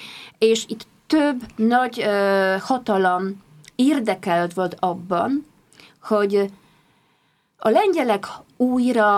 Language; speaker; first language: Hungarian; non-native, fluent; Polish